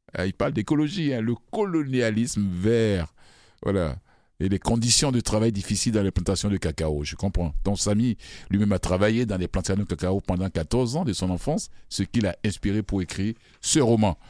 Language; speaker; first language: French; non-native, local second language; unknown